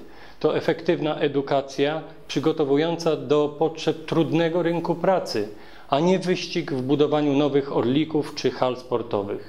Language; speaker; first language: Polish; native; Polish